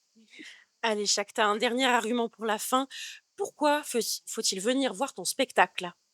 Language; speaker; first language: French; native; French